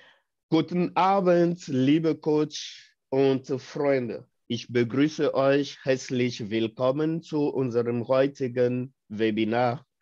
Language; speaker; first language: German; non-native, fluent; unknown